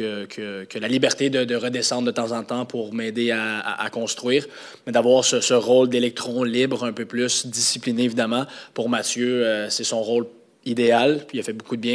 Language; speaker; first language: French; native; French